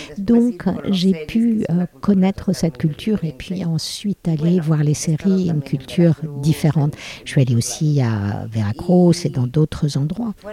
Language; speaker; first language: French; non-native, fluent; Spanish